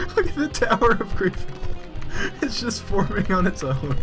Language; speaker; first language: English; native; English